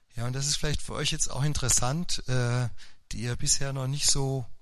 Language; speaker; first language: German; native; German